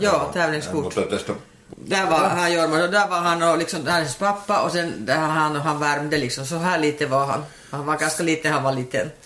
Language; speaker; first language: Swedish; non-native, fluent; Finnish